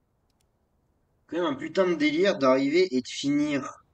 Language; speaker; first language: French; native; French